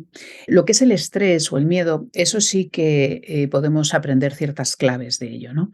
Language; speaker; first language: Spanish; native; Spanish